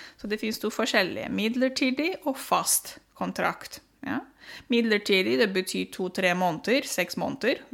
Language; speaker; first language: Norwegian; non-native, fluent; Romanian